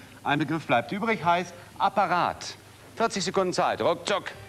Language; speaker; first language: German; native; German